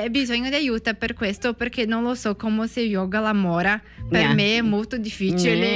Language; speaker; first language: Italian; non-native, learner; Portuguese